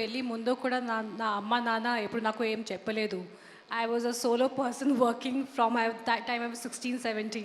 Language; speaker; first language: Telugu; non-native, fluent; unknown